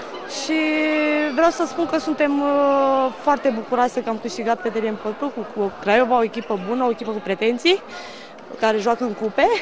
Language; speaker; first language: Romanian; native; Romanian